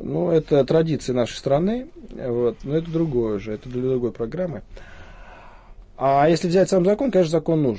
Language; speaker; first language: Russian; native; Russian